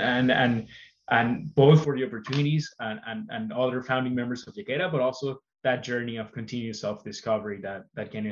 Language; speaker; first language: English; non-native, fluent; Spanish